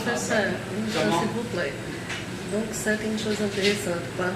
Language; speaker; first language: French; non-native, fluent; Portuguese